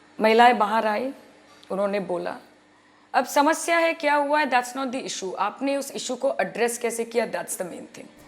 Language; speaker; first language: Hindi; non-native, local second language; Bangla